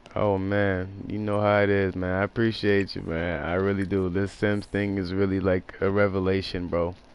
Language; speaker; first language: English; native; English